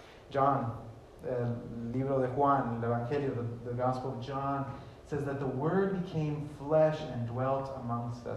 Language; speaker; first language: English; early bilingual, other home language; Spanish